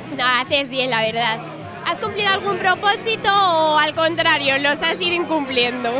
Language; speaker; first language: Spanish; native; Spanish